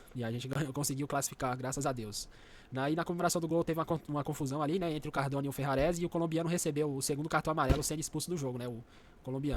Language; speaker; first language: Portuguese; native; Portuguese